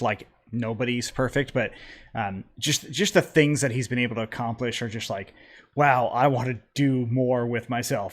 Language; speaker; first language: English; native; English